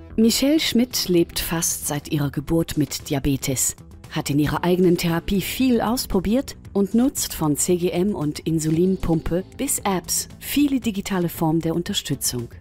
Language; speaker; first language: German; native; German